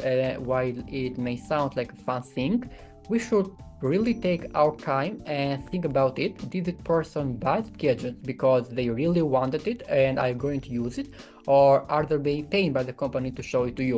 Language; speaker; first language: English; non-native, fluent; Albanian